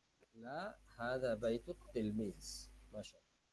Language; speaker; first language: Arabic; non-native, fluent; Bangla